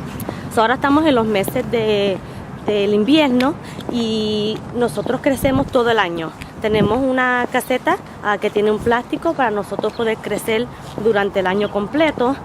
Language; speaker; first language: Spanish; early bilingual, heritage; Spanish